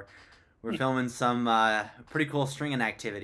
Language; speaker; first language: English; native; English